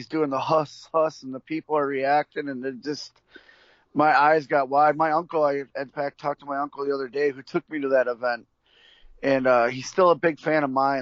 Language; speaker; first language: English; native; English